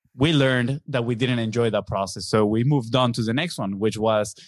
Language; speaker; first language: English; non-native, fluent; Spanish